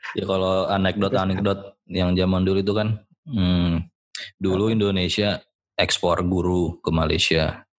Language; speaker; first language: Indonesian; native; Indonesian